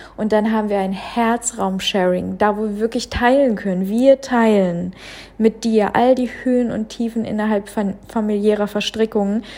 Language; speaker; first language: German; early bilingual, other home language; Russian